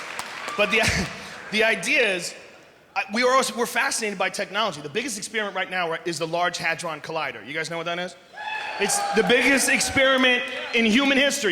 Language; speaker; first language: English; native; English